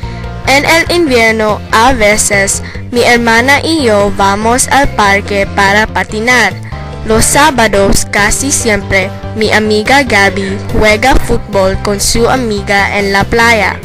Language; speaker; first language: Spanish; non-native, learner; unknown